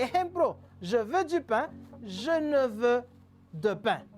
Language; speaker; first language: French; non-native, fluent; Spanish